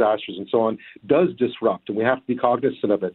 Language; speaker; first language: English; native; English